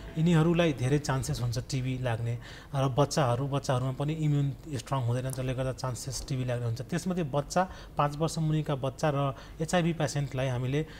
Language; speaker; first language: Nepali; non-native, local second language; Maithili